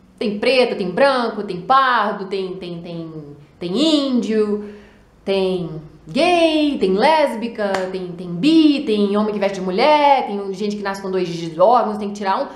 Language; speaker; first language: Portuguese; native; Portuguese